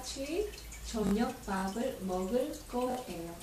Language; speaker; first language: Korean; non-native, learner; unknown